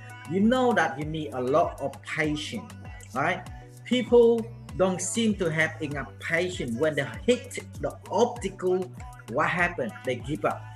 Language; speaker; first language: English; non-native, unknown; Vietnamese